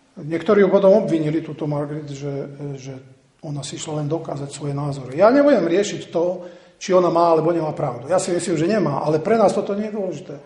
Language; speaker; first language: Slovak; native; Slovak